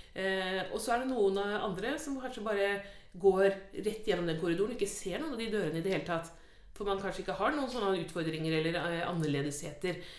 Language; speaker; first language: Norwegian; native; Norwegian